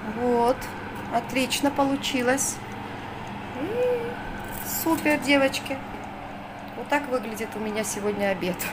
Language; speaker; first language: Russian; native; Russian